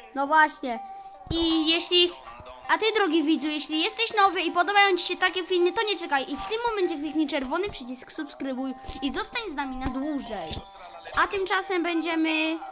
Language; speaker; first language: Polish; native; Polish